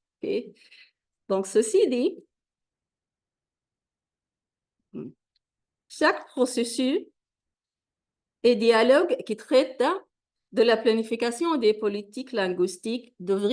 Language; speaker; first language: French; non-native, fluent; Arabic